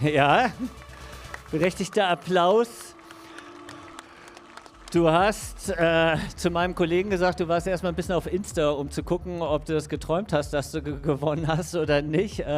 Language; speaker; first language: German; native; German